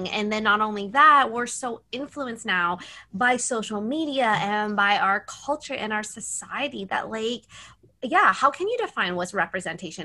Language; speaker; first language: English; native; English